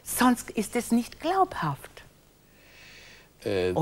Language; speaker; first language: German; non-native, fluent; English